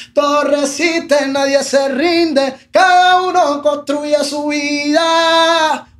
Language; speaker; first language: Spanish; native; Spanish